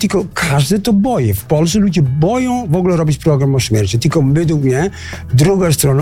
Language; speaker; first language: Polish; non-native, fluent; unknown